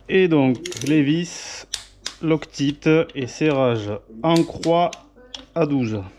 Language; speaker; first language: French; native; French